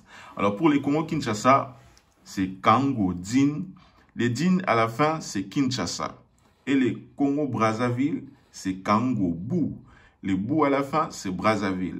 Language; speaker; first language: French; non-native, local second language; Lingala